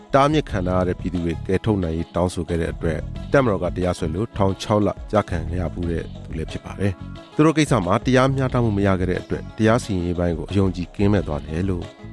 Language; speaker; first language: Burmese; native; Burmese